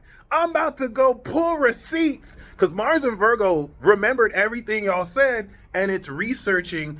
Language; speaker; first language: English; native; English